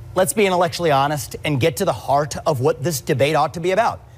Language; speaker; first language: English; early bilingual, other home language; Hindi